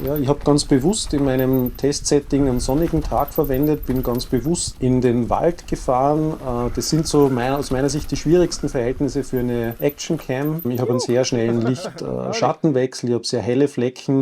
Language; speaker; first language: German; native; German